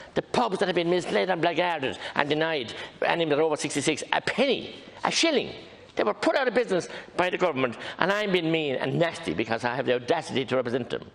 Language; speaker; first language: English; native; English